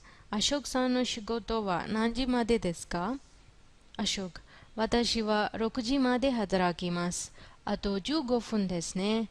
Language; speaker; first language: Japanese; non-native, fluent; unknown